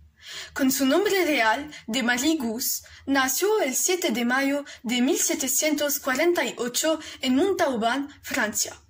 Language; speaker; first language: Spanish; non-native, learner; Arabic